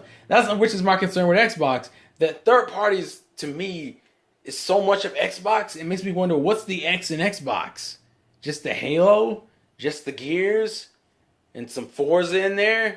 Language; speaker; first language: English; native; English